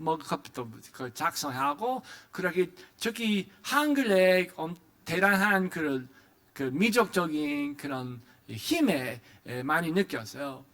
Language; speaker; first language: Korean; non-native, fluent; English